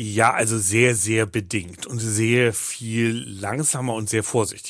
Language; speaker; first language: German; native; German